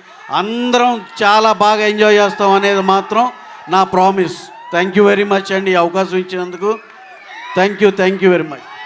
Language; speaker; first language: Telugu; native; Telugu